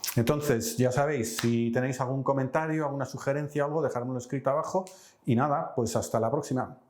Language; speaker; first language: Spanish; non-native, fluent; Dutch